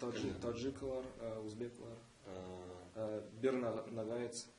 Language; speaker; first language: Tatar; non-native, local second language; Russian